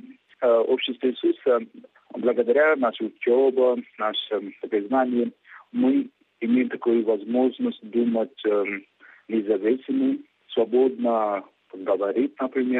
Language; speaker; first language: Russian; non-native, fluent; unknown